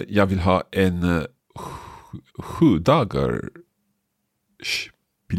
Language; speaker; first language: Swedish; non-native, learner; English